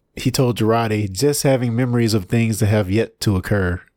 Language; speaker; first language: English; native; English